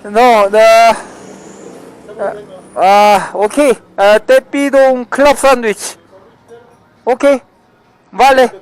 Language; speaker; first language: Spanish; non-native, learner; Korean